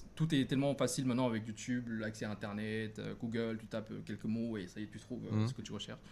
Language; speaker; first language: French; non-native, fluent; Thai